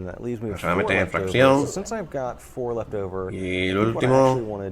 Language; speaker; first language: Spanish; native; Spanish